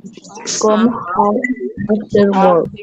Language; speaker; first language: English; non-native, learner; Spanish